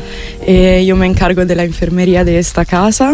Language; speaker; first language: Spanish; non-native, fluent; Italian